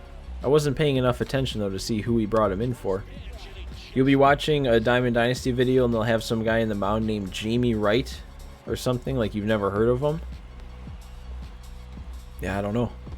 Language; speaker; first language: English; native; English